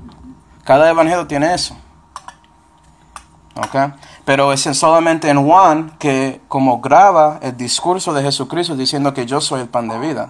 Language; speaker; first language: Spanish; non-native, fluent; English